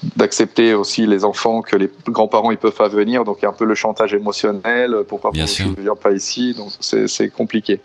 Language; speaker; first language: French; non-native, fluent; Portuguese